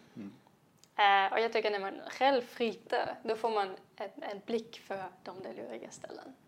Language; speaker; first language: Swedish; non-native, fluent; German